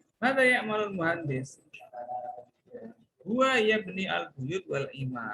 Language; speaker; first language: Arabic; non-native, fluent; Indonesian